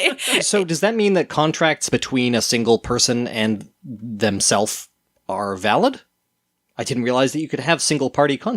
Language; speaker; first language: English; native; English